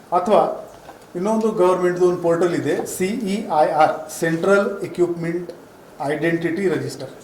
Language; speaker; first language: Kannada; non-native, fluent; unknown